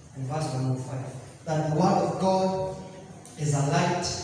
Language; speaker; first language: English; non-native, local second language; Swahili